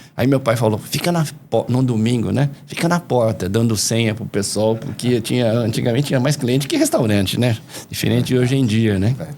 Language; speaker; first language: Portuguese; early bilingual, other home language; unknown